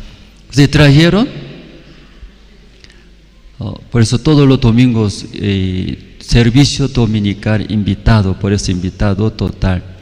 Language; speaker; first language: Spanish; non-native, fluent; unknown